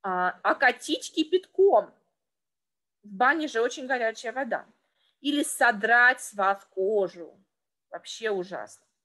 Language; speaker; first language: Russian; native; Russian